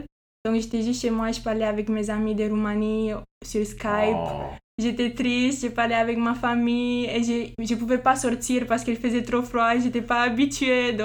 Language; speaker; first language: French; non-native, fluent; Romanian